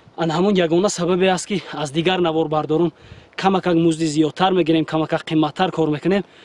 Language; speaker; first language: Tajik; native; Tajik